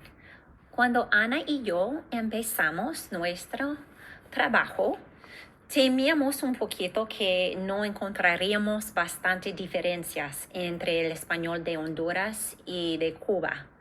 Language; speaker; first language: Spanish; non-native, fluent; English